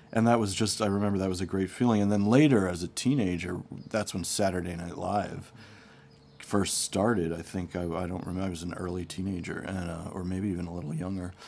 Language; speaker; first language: English; native; English